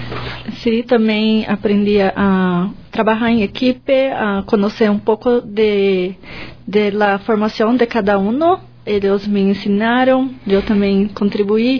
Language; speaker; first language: Spanish; non-native, learner; Portuguese